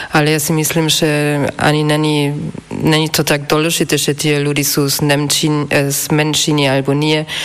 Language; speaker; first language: Slovak; non-native, fluent; German